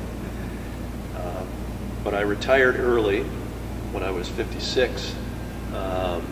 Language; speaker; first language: English; native; English